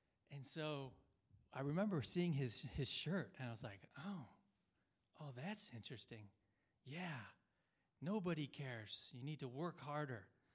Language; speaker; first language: English; native; English